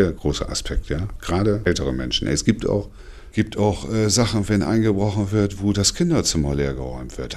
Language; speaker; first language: German; native; German